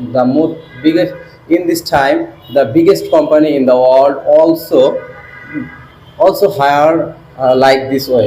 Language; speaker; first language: English; non-native, learner; Bangla